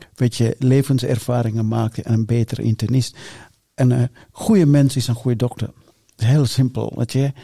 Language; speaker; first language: Dutch; non-native, fluent; Sinhala